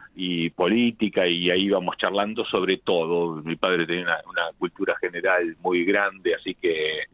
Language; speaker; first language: Spanish; native; Spanish